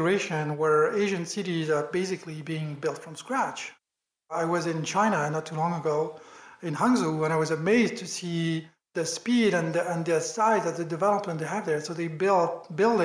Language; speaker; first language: English; non-native, fluent; French